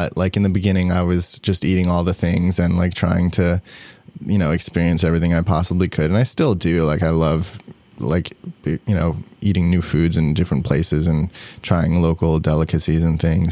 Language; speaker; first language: English; native; English